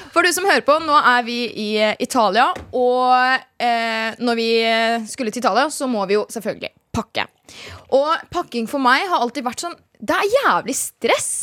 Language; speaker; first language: Norwegian; native; Norwegian